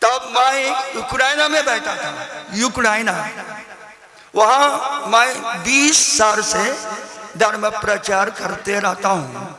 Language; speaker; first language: Hindi; non-native, learner; Japanese